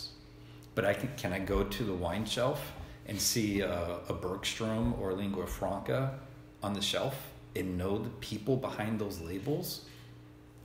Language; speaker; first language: English; native; English